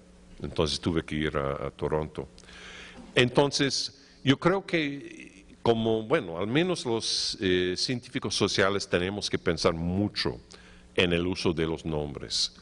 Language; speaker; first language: Spanish; non-native, fluent; English